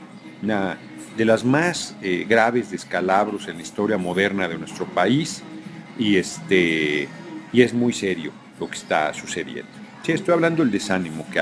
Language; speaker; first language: Spanish; native; Spanish